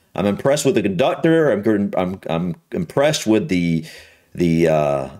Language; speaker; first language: English; native; English